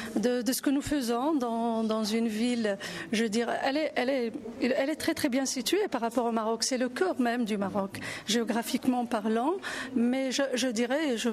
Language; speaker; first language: French; non-native, local second language; Arabic